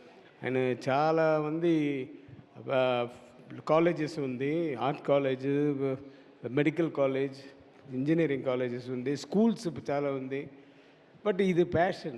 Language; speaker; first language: Telugu; non-native, learner; Tamil